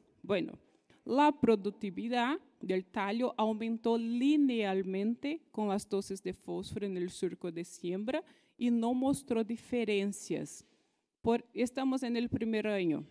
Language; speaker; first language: Spanish; non-native, fluent; Portuguese